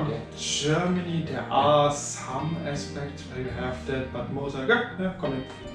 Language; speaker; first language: English; non-native, fluent; German